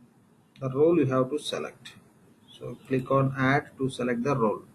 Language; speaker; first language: English; non-native, local second language; Telugu